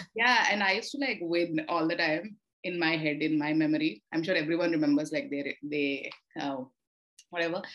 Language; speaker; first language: English; non-native, local second language; Telugu